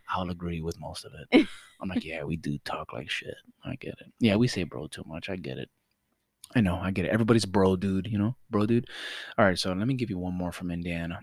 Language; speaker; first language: English; native; English